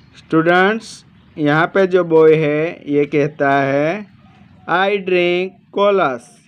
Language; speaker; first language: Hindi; non-native, local second language; Gujarati